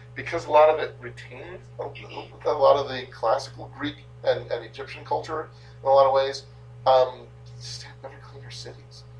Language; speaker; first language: English; native; English